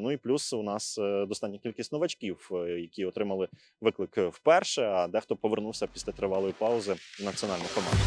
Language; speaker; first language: Ukrainian; native; Ukrainian